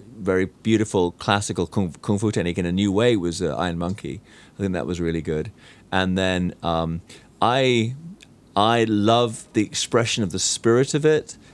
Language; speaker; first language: English; native; English